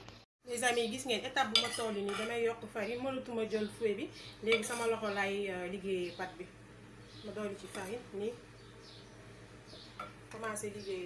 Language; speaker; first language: French; non-native, local second language; Wolof